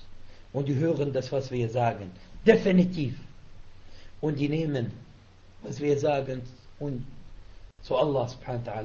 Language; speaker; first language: German; non-native, fluent; Arabic